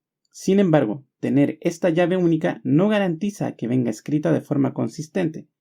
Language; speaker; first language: Spanish; native; Spanish